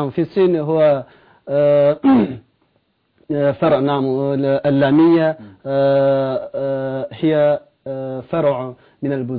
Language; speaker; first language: Arabic; non-native, learner; Chinese